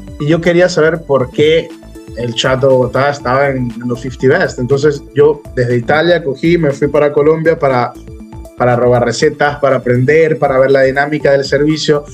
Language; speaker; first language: Spanish; native; Spanish